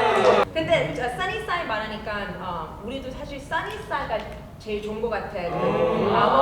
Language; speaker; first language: Korean; early bilingual, heritage; English